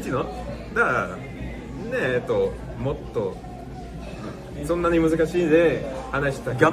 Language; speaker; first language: Japanese; non-native, learner; English